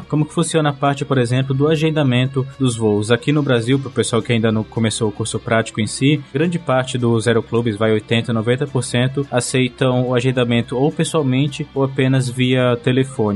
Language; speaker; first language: Portuguese; native; Portuguese